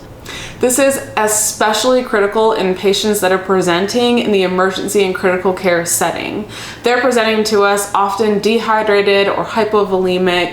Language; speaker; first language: English; native; English